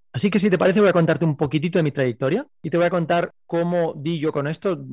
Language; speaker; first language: Spanish; native; Spanish